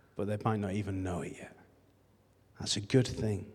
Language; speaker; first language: English; native; English